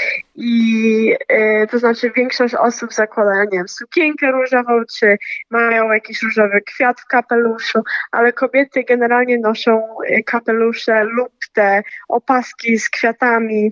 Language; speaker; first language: Polish; early bilingual, heritage; Polish